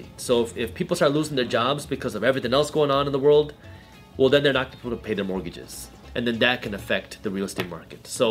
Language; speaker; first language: English; early bilingual, other home language; Punjabi